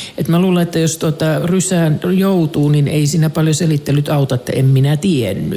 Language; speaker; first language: Finnish; native; Finnish